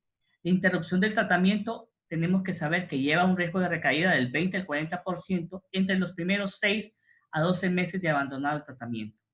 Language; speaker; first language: Spanish; native; Spanish